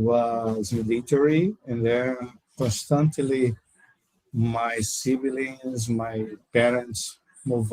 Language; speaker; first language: English; non-native, learner; Portuguese